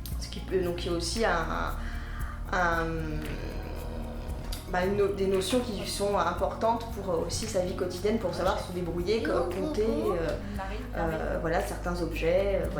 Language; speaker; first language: French; native; French